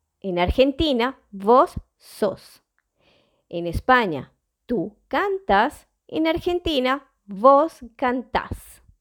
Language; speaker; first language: Spanish; native; Spanish